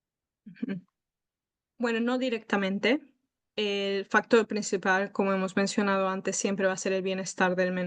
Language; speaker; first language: Spanish; native; Spanish